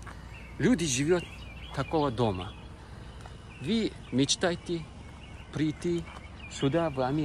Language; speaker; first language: Russian; non-native, learner; Uzbek